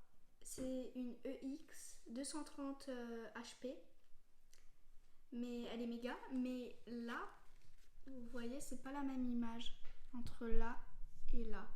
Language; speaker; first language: French; native; French